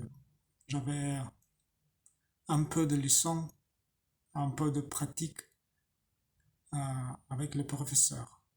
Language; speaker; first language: French; non-native, learner; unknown